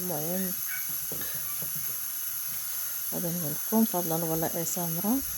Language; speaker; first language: Arabic; native; Arabic